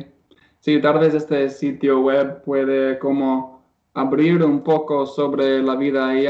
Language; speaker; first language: Spanish; non-native, learner; English